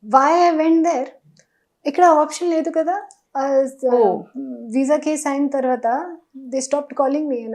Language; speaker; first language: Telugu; non-native, learner; Hindi